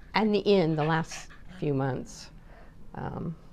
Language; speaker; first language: English; native; English